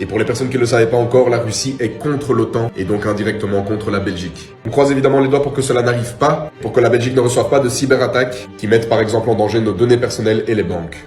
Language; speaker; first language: French; native; French